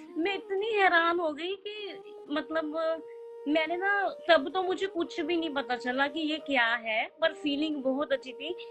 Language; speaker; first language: Hindi; native; Hindi